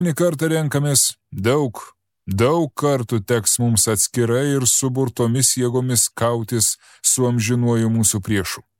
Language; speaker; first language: Lithuanian; native; Lithuanian